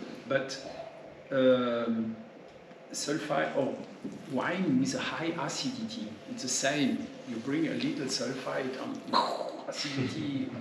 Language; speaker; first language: English; non-native, learner; French